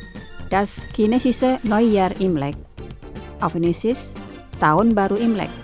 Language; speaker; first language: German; non-native, fluent; Indonesian